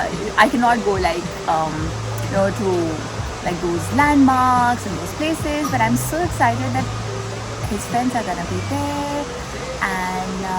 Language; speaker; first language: English; non-native, local second language; Urdu